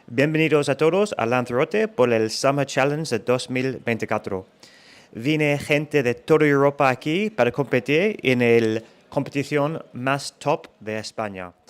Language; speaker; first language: Spanish; non-native, learner; English